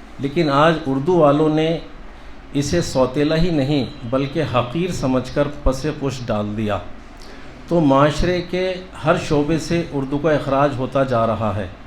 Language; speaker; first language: Urdu; native; Urdu